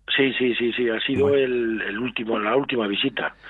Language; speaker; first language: Spanish; native; Spanish